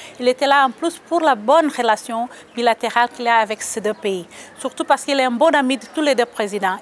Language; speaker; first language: French; non-native, fluent; Portuguese